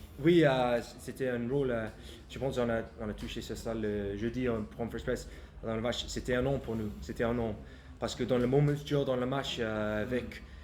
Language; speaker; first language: French; non-native, learner; English